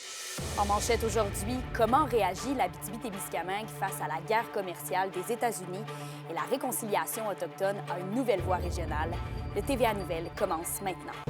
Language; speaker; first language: French; native; French